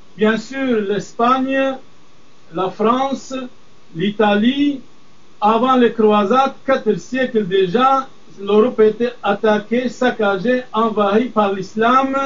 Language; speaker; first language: French; non-native, fluent; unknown